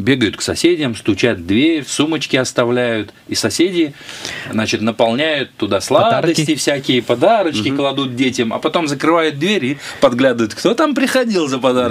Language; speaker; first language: Russian; native; Russian